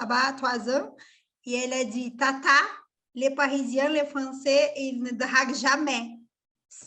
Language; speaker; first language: French; non-native, fluent; Portuguese